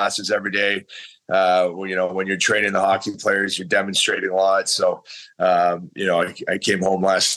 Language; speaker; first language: English; native; English